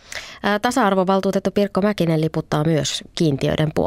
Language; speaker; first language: Finnish; native; Finnish